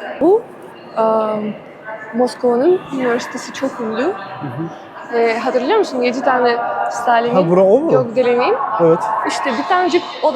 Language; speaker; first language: Turkish; non-native, fluent; Russian